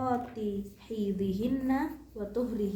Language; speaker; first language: Arabic; non-native, learner; Indonesian